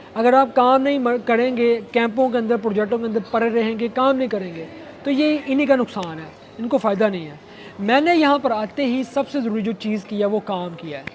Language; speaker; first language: Urdu; non-native, local second language; Punjabi